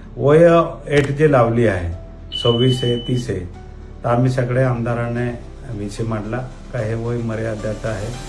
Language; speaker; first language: Marathi; non-native, local second language; Bhili